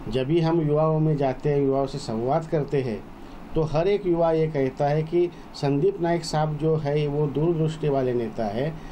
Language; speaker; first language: Hindi; non-native, local second language; Marathi